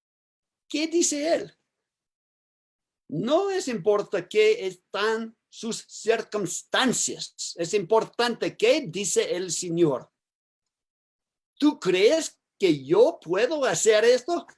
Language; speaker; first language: Spanish; non-native, learner; English